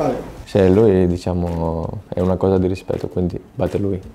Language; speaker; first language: Italian; non-native, fluent; Greek